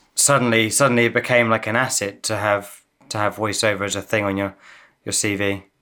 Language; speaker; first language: English; native; English